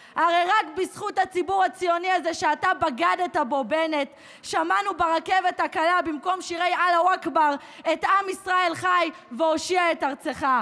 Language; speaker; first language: Hebrew; native; Hebrew